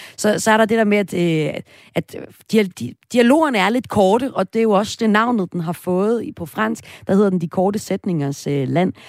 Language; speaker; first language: Danish; native; Danish